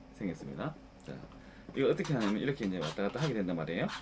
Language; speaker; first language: Korean; native; Korean